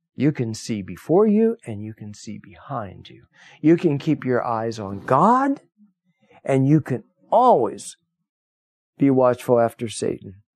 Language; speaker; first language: English; native; English